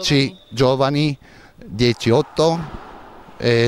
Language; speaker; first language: Italian; non-native, learner; Hungarian